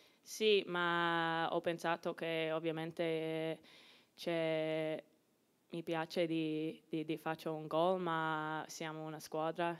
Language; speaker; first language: Italian; non-native, learner; English